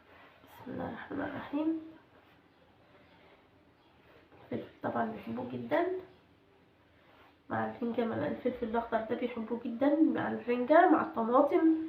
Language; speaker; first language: Arabic; native; Arabic